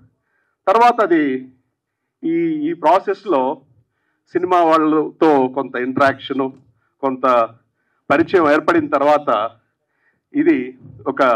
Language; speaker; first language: Telugu; native; Telugu